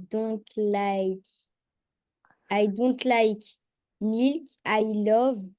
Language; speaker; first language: English; non-native, learner; French